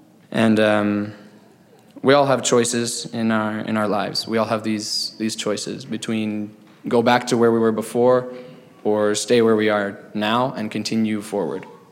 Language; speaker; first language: English; native; English